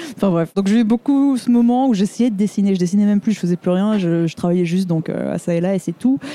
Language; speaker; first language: French; native; French